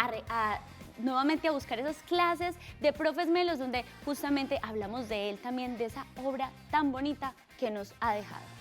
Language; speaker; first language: Spanish; native; Spanish